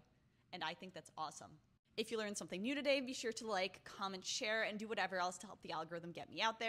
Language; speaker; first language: English; native; English